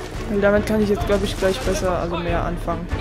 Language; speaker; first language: German; native; German